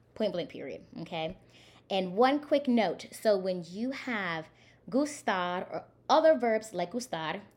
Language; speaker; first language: English; native; English